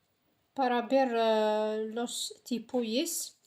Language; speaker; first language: Spanish; non-native, fluent; French